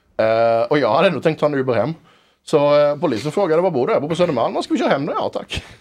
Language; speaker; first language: Swedish; native; Swedish